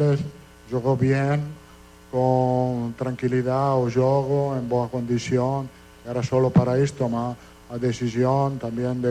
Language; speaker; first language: Portuguese; non-native, fluent; Italian